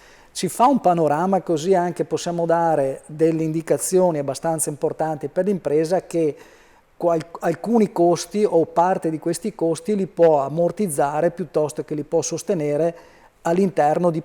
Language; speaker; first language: Italian; native; Italian